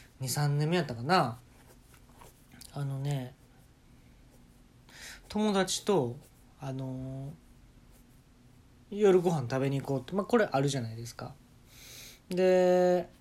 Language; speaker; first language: Japanese; native; Japanese